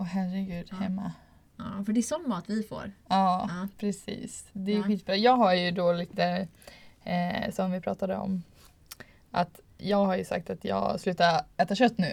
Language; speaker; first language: Swedish; native; Swedish